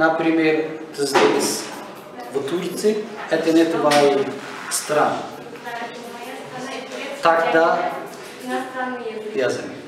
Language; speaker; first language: Russian; non-native, learner; Turkish